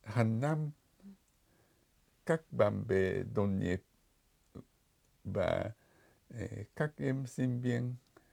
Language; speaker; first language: Vietnamese; non-native, fluent; Japanese